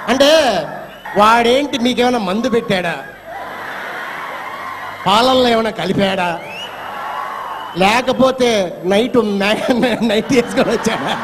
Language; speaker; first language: Telugu; native; Telugu